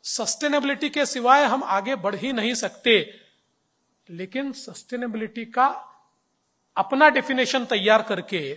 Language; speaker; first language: Hindi; non-native, local second language; Marathi